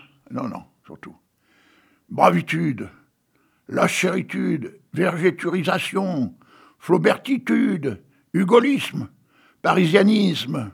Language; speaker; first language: French; native; French